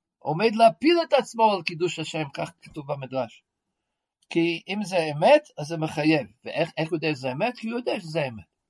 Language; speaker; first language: Hebrew; non-native, fluent; English